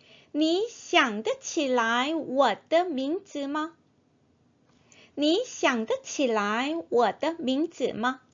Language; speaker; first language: Chinese; non-native, fluent; Korean